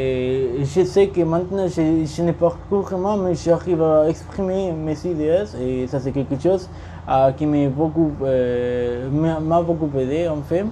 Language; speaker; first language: French; non-native, learner; Spanish